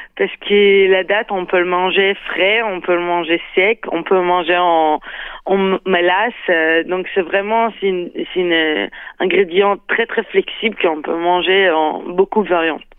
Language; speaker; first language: French; non-native, fluent; Hebrew